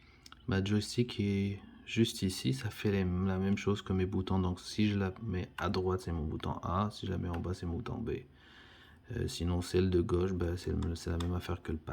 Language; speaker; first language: French; native; French